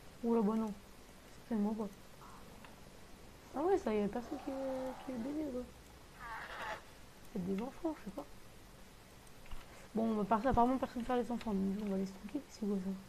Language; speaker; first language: French; native; French